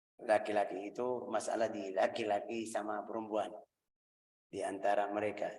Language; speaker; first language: Indonesian; non-native, fluent; Arabic